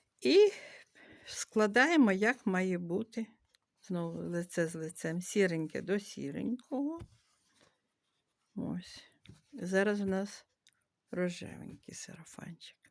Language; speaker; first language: Ukrainian; native; Ukrainian